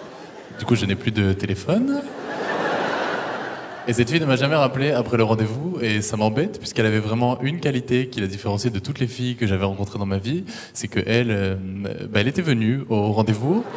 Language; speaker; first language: French; native; French